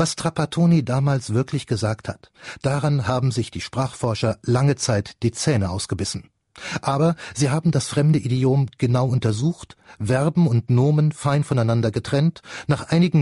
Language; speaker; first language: German; native; German